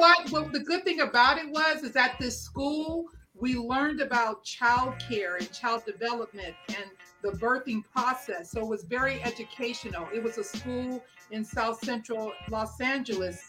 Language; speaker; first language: English; native; English